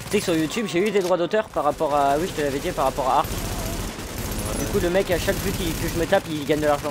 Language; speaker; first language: French; native; French